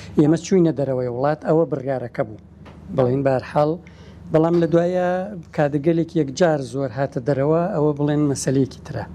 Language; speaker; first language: Central Kurdish; native; Central Kurdish